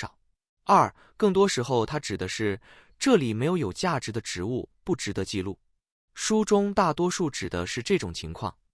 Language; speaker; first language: Chinese; native; Chinese